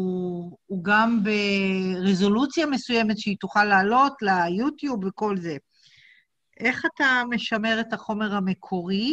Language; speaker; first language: Hebrew; native; Hebrew